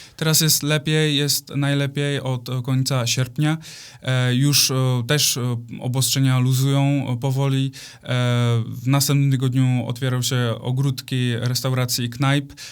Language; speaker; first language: Polish; non-native, fluent; Czech